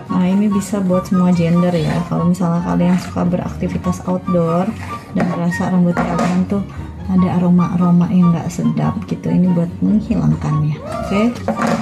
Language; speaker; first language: Indonesian; native; Indonesian